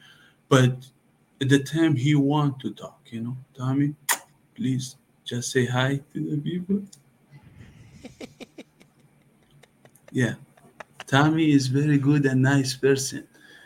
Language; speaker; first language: English; non-native, learner; Persian